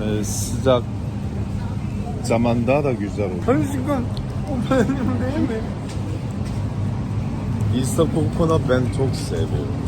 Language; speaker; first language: Turkish; non-native, learner; Korean